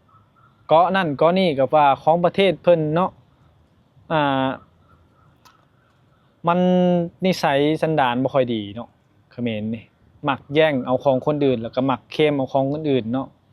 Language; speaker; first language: Thai; non-native, local second language; Lao